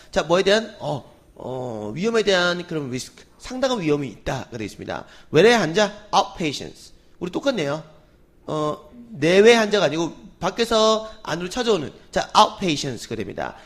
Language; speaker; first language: Korean; native; Korean